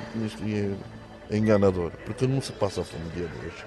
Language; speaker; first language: Portuguese; non-native, fluent; Romanian